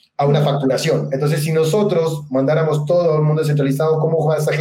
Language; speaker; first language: Spanish; native; Spanish